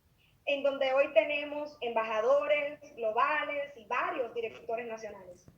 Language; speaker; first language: Spanish; native; Spanish